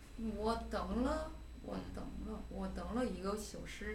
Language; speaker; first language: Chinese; non-native, learner; Korean